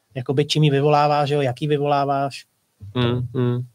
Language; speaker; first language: Czech; native; Czech